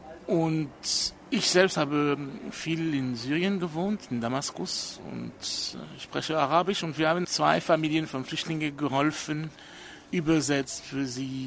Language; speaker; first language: German; non-native, fluent; French